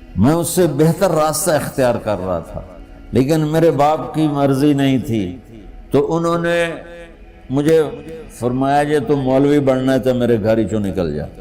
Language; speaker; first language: Urdu; non-native, local second language; Punjabi